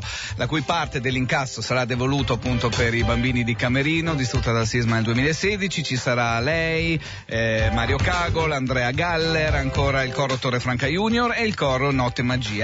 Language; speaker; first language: Italian; native; Italian